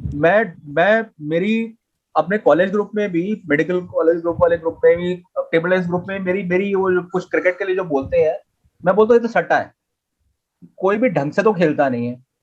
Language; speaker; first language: Hindi; native; Hindi